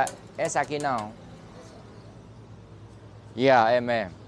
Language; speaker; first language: Portuguese; non-native, learner; Vietnamese